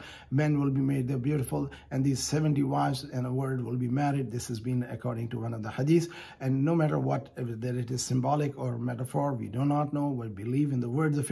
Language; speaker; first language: English; non-native, fluent; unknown